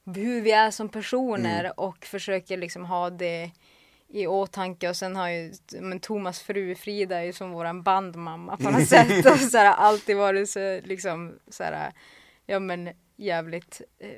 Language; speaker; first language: Swedish; native; Swedish